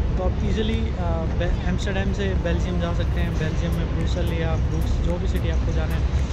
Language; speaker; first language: Hindi; native; Hindi